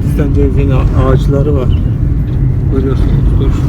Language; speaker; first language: Turkish; non-native, fluent; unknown